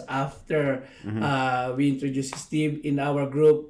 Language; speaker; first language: English; non-native, local second language; Filipino